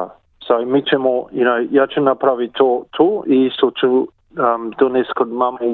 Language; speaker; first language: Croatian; early bilingual, heritage; English